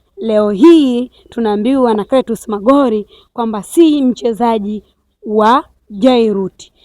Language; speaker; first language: Swahili; native; Swahili